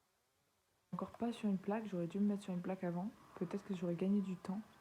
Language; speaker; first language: French; native; French